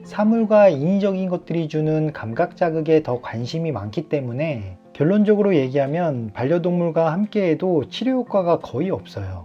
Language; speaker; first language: Korean; native; Korean